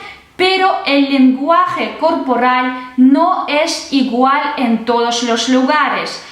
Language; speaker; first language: Spanish; non-native, fluent; Russian